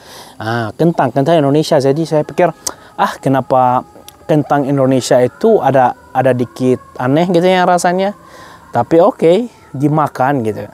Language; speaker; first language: Indonesian; non-native, fluent; Arabic